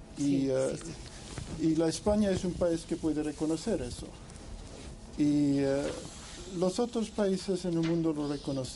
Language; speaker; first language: Spanish; non-native, fluent; English